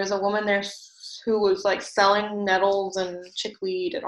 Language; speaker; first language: English; native; English